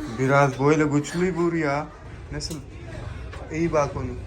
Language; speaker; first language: Turkish; non-native, learner; Urdu